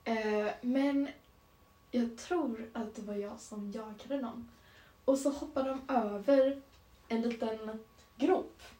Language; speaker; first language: Swedish; native; Swedish